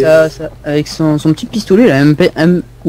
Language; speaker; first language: French; native; French